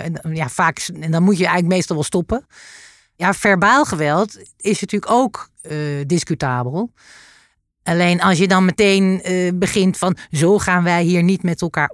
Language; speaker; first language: Dutch; native; Dutch